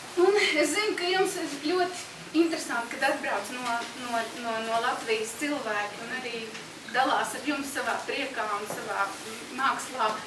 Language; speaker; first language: Latvian; native; Latvian